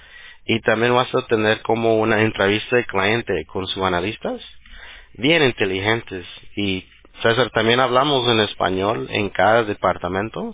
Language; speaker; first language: Spanish; early bilingual, heritage; Spanish